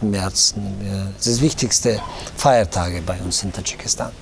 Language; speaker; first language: German; non-native, fluent; Tajik